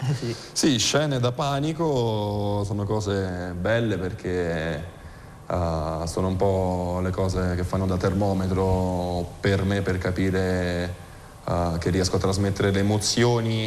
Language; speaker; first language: Italian; native; Italian